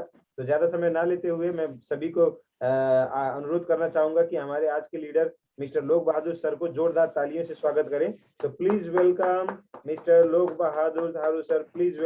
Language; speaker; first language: Hindi; native; Hindi